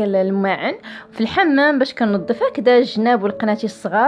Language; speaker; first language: Arabic; native; Arabic